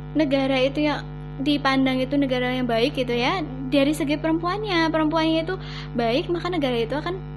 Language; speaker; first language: Indonesian; native; Indonesian